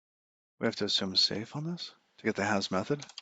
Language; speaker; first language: English; native; English